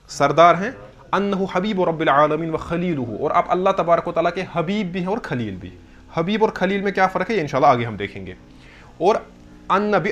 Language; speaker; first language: Urdu; non-native, local second language; Kashmiri